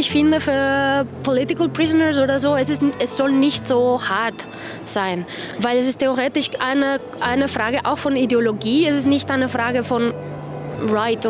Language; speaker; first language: German; non-native, fluent; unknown